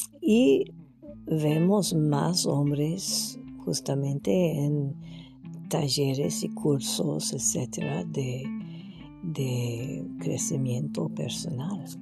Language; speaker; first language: Spanish; non-native, fluent; French